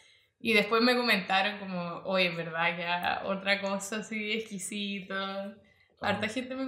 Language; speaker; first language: Spanish; native; Spanish